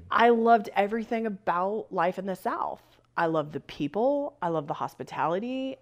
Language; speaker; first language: English; native; English